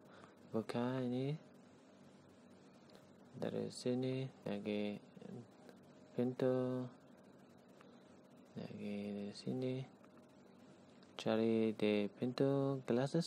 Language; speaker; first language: Indonesian; non-native, learner; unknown